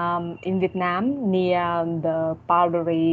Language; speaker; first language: English; non-native, learner; Vietnamese